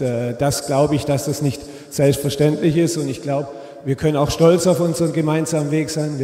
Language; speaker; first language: German; native; German